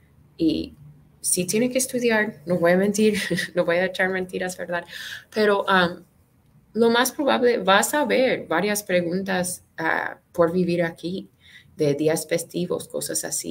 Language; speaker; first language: Spanish; non-native, fluent; English